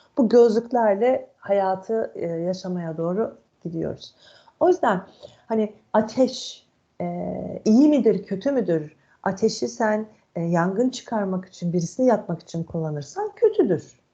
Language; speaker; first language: Turkish; native; Turkish